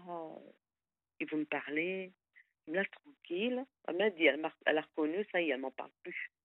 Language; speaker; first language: French; non-native, fluent; Arabic